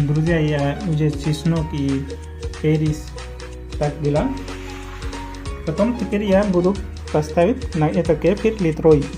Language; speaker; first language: Russian; non-native, learner; Hindi